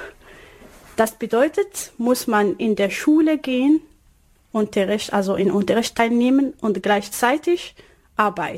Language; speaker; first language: German; non-native, learner; Arabic